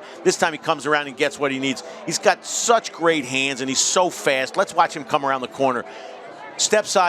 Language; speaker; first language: English; native; English